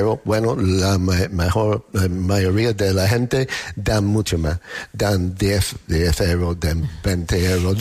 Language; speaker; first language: Spanish; non-native, learner; English